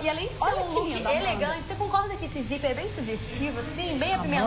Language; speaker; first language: Portuguese; native; Portuguese